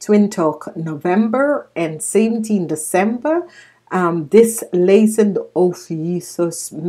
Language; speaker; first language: Dutch; non-native, learner; English